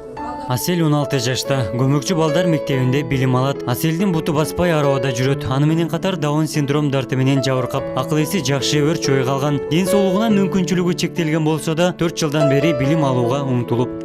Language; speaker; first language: Kyrgyz; native; Kyrgyz